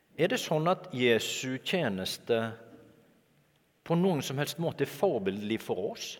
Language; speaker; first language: Norwegian; native; Norwegian